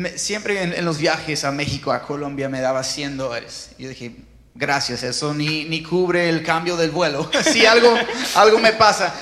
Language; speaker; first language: Spanish; non-native, fluent; English